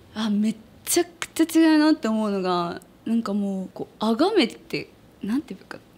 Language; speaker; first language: Japanese; native; Japanese